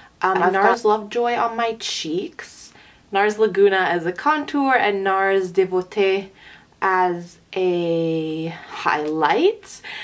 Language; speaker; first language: English; early bilingual, other home language; Arabic